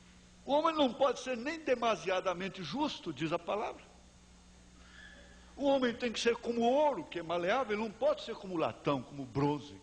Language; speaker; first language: Portuguese; native; Portuguese